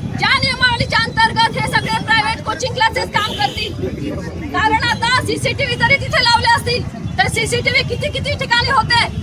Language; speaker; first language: Marathi; native; Marathi